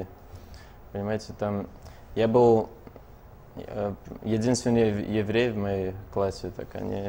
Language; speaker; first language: Russian; early bilingual, heritage; Russian